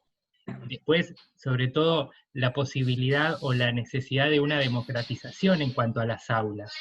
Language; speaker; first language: Spanish; native; Spanish